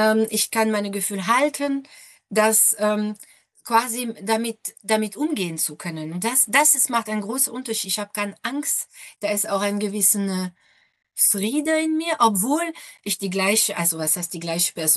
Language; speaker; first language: German; non-native, fluent; French